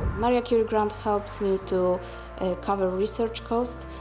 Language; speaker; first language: English; non-native, fluent; Polish